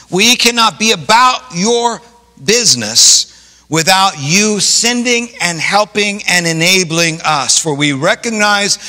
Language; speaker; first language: English; native; English